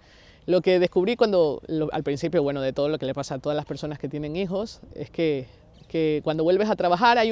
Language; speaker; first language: Spanish; native; Spanish